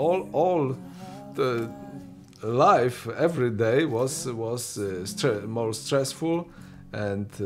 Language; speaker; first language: English; non-native, learner; Polish